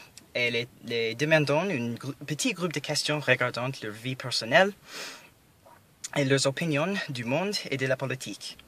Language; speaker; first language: French; non-native, learner; English